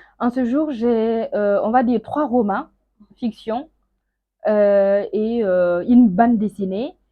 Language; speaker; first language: French; non-native, local second language; Mossi